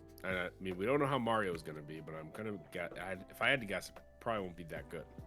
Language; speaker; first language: English; native; English